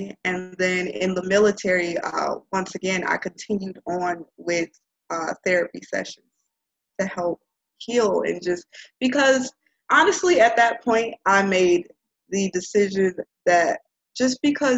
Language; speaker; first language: English; native; English